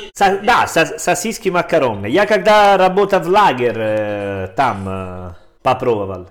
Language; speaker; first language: Russian; non-native, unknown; Italian